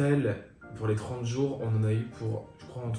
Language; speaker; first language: French; native; French